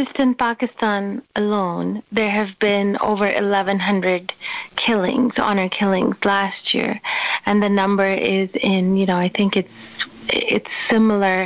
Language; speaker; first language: English; non-native, local second language; Urdu